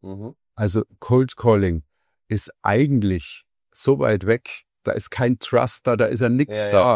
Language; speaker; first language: German; native; German